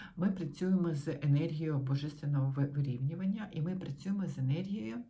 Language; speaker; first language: Ukrainian; non-native, local second language; Russian